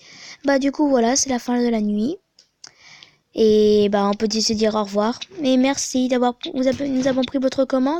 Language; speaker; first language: French; native; French